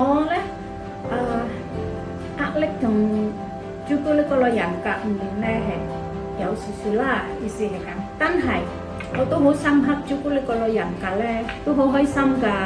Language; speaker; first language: Cantonese; non-native, fluent; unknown